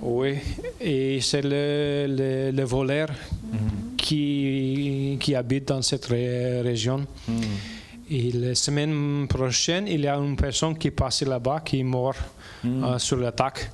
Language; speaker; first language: French; non-native, learner; English